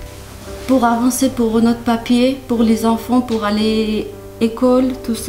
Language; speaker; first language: French; non-native, learner; Kurdish